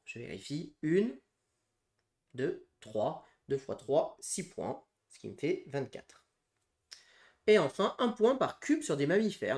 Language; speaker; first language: French; native; French